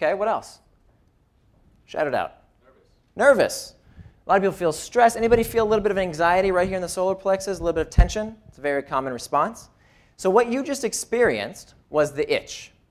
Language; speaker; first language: English; native; English